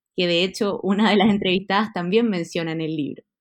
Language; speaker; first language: Spanish; native; Spanish